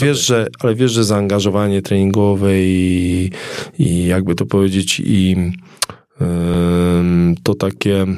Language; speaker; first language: Polish; native; Polish